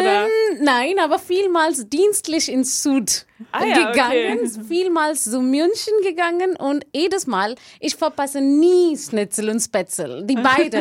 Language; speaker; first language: German; non-native, fluent; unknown